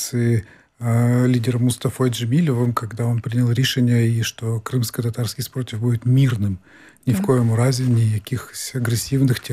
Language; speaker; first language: Ukrainian; non-native, fluent; Crimean Tatar